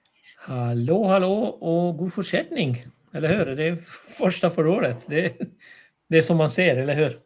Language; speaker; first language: Swedish; non-native, fluent; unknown